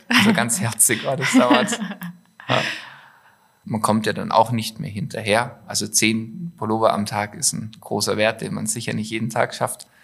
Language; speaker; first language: German; native; German